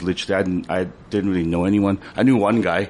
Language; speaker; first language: English; native; English